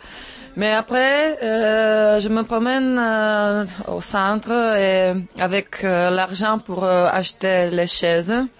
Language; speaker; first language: French; non-native, learner; Czech